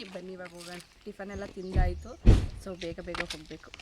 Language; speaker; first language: Kannada; native; Kannada